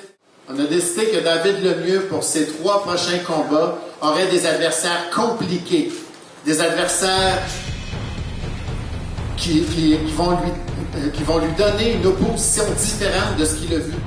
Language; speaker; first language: French; native; French